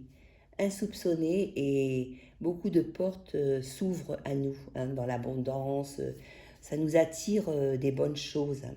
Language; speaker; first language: French; native; French